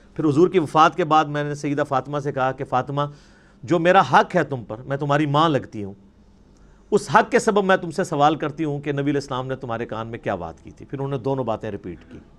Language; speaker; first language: Urdu; non-native, local second language; Punjabi